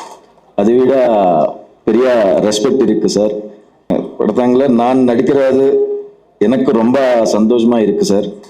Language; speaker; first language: Tamil; non-native, learner; Telugu